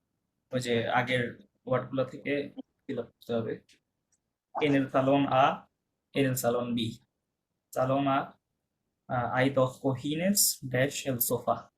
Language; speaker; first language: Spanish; non-native, fluent; Bangla